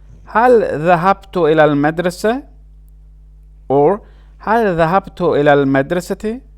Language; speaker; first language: Arabic; non-native, learner; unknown